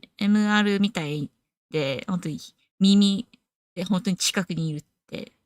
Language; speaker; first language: Japanese; non-native, learner; English